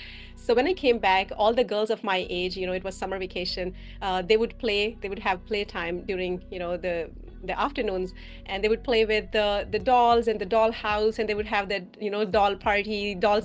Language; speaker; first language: English; non-native, fluent; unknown